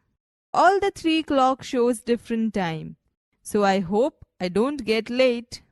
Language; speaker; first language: English; non-native, local second language; Gujarati